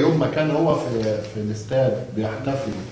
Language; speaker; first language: Arabic; native; Arabic